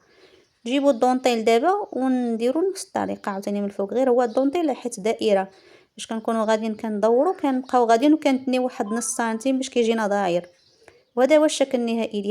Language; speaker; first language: Arabic; native; Arabic